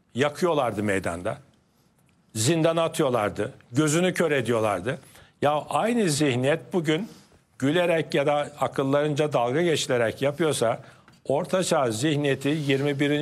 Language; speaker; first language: Turkish; native; Turkish